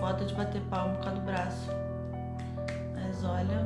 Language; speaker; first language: Portuguese; native; Portuguese